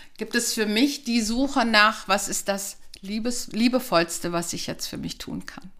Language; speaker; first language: German; native; German